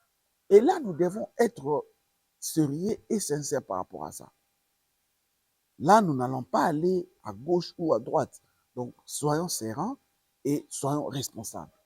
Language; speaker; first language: French; non-native, local second language; Lingala